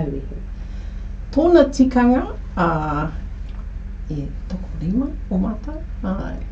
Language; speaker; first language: Māori; non-native, local second language; English